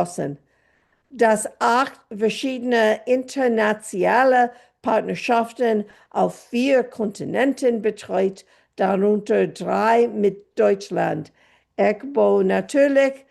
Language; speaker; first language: German; non-native, fluent; English